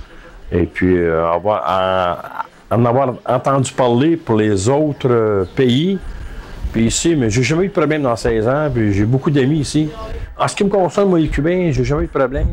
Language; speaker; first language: French; native; French